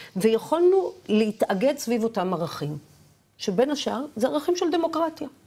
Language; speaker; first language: Hebrew; native; Hebrew